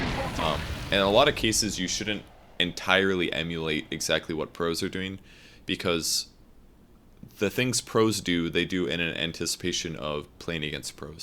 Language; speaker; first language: English; native; English